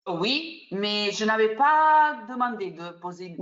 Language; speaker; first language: French; non-native, fluent; Italian